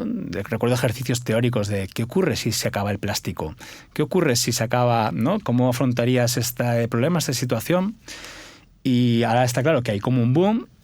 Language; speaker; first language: Spanish; native; Spanish